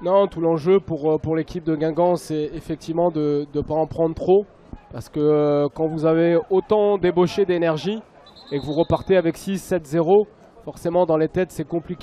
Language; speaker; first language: French; native; French